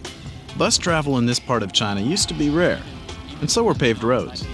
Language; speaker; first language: English; native; English